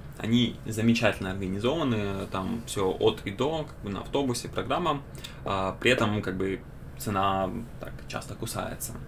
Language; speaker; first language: Russian; native; Russian